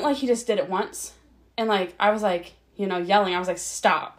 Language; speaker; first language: English; native; English